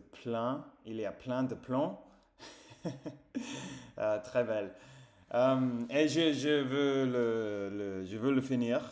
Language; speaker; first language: French; non-native, fluent; English